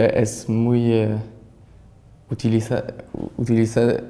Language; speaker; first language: Spanish; non-native, learner; French